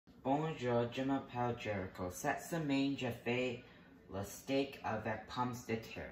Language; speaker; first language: French; non-native, learner; English